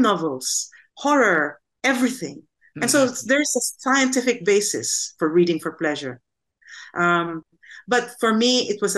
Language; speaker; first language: English; non-native, local second language; Filipino